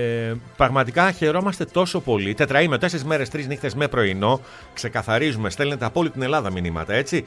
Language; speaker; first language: Greek; native; Greek